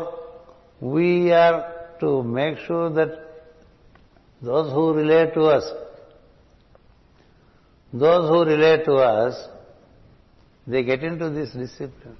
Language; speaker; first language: English; non-native, local second language; Telugu